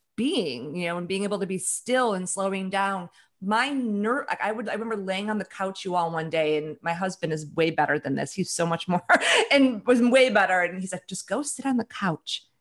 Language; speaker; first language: English; native; English